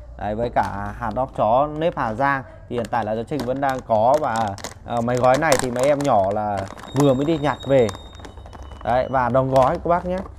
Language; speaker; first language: Vietnamese; native; Vietnamese